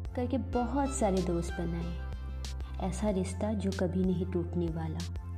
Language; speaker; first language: Hindi; non-native, local second language; Assamese